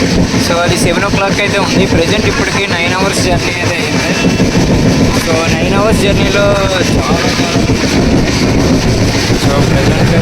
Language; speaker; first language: Telugu; native; Telugu